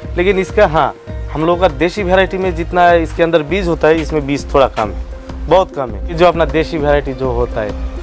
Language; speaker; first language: Hindi; non-native, local second language; Bangla